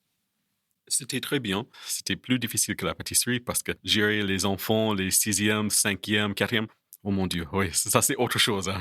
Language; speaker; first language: French; non-native, fluent; English